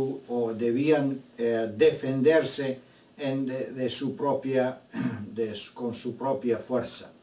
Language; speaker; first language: Spanish; non-native, fluent; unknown